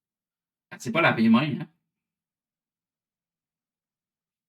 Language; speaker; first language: French; native; French